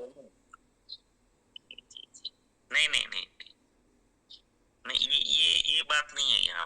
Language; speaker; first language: Hindi; native; Hindi